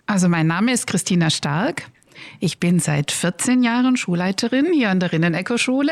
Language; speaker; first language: German; native; German